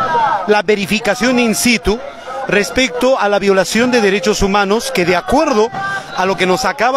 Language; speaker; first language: Spanish; native; Spanish